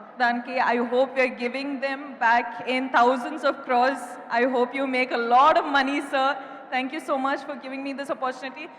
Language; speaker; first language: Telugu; non-native, local second language; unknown